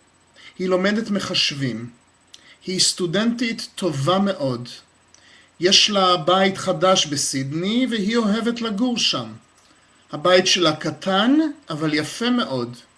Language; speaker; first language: Hebrew; non-native, learner; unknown